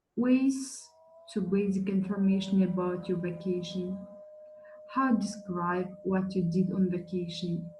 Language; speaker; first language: English; non-native, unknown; Kazakh